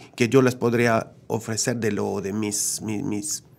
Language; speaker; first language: Spanish; non-native, fluent; French